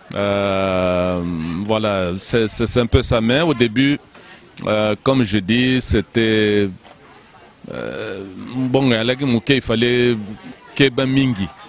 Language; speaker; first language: French; non-native, local second language; Lingala